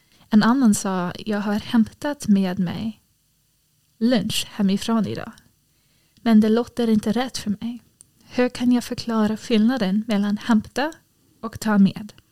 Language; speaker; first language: Swedish; non-native, fluent; English